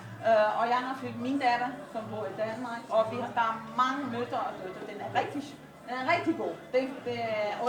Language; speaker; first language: Danish; non-native, fluent; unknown